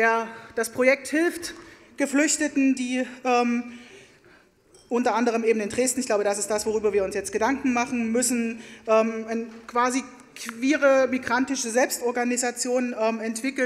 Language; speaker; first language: German; native; German